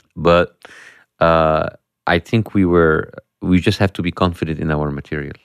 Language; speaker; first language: English; non-native, fluent; Arabic